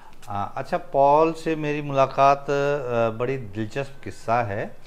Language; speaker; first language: Hindi; native; Hindi